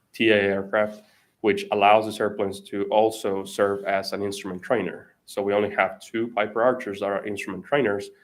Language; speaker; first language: English; non-native, fluent; Spanish